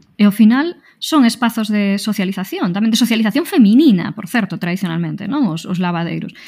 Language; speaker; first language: Galician; non-native, local second language; Spanish